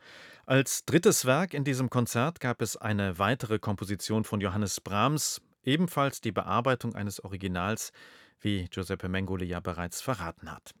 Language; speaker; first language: German; native; German